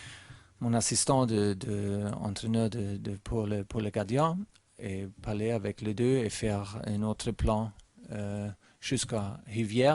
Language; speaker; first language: French; non-native, learner; German